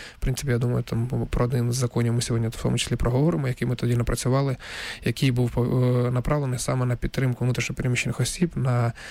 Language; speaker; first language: Ukrainian; non-native, local second language; Russian